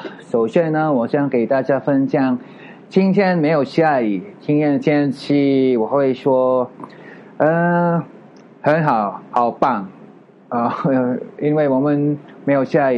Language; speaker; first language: Chinese; non-native, learner; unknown